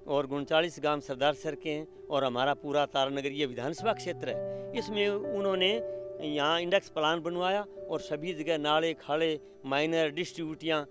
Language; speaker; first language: Hindi; native; Hindi